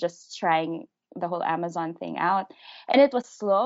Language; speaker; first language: English; native; English